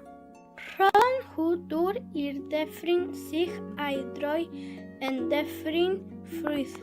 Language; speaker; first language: Welsh; non-native, learner; Spanish